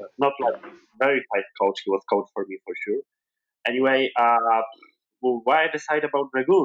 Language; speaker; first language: English; non-native, fluent; Polish